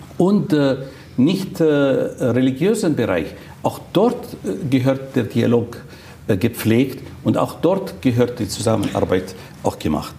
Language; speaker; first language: German; non-native, fluent; Arabic